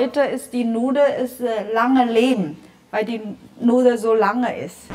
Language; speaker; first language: German; non-native, learner; Chinese